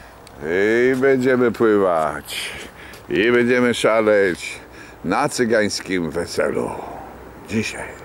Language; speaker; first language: Polish; native; Polish